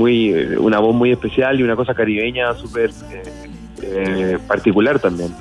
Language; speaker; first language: Spanish; native; Spanish